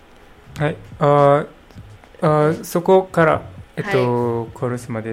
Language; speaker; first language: Japanese; non-native, learner; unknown